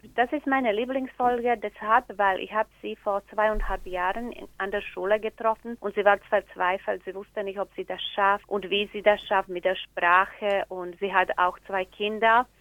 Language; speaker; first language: German; non-native, fluent; Slovak